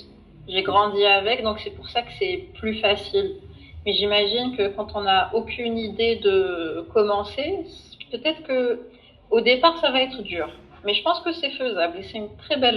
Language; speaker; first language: French; non-native, fluent; Arabic